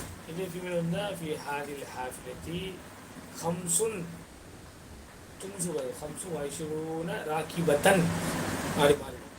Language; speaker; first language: Arabic; non-native, fluent; Tamil